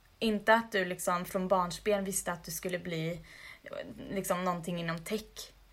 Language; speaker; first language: Swedish; early bilingual, other home language; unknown